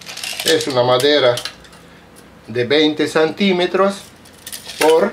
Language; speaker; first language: Spanish; non-native, learner; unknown